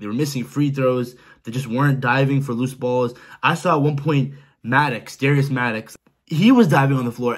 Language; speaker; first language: English; native; English